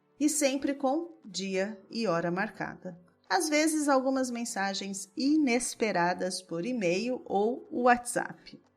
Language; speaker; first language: Portuguese; native; Portuguese